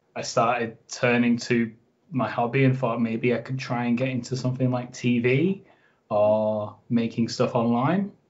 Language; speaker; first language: English; native; English